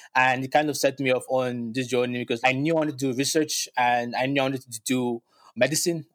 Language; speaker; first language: English; non-native, local second language; Yoruba